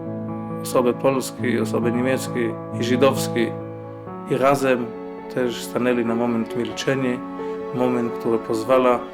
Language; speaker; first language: Polish; non-native, fluent; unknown